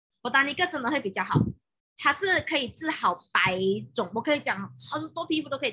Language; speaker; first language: Chinese; native; Chinese